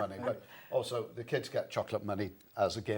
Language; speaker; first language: English; native; English